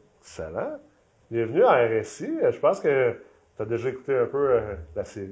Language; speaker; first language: French; native; French